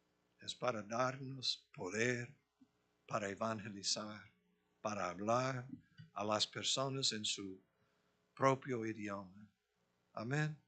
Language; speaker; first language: Spanish; non-native, fluent; English